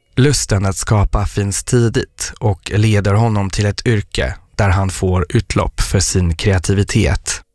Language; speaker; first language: Swedish; non-native, fluent; French